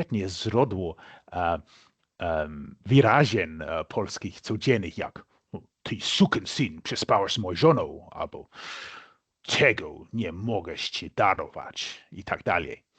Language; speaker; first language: Polish; non-native, fluent; English